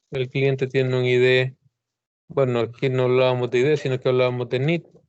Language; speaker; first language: Spanish; native; Spanish